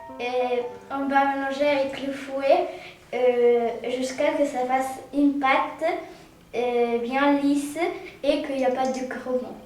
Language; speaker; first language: French; non-native, learner; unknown